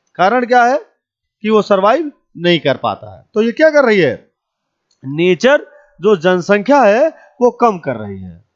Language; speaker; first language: Hindi; native; Hindi